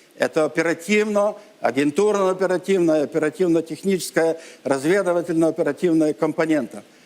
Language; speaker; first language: Russian; non-native, local second language; Ukrainian